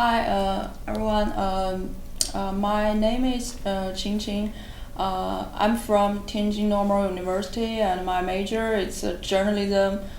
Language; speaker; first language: English; non-native, learner; Chinese